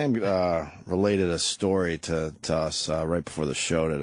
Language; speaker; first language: English; native; English